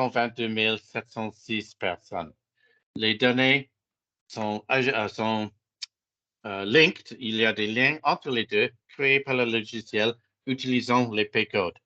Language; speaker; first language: French; non-native, fluent; English